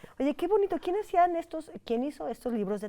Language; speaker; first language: Spanish; native; Spanish